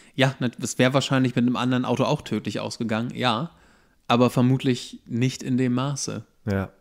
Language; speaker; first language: German; native; German